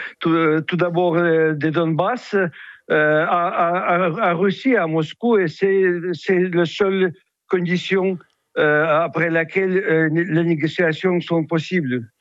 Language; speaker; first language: French; non-native, fluent; Ukrainian